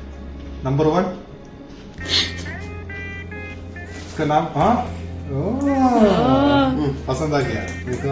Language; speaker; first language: Hindi; non-native, local second language; Kannada